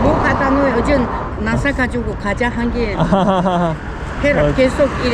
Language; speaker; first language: Korean; early bilingual, heritage; Korean